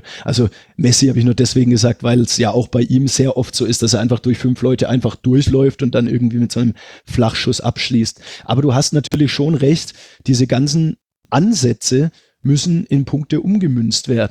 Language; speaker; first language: German; native; German